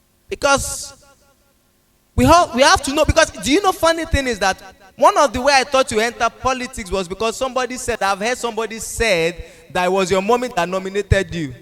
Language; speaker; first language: English; non-native, local second language; Yoruba